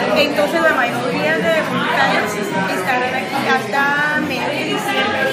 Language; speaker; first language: Spanish; non-native, fluent; English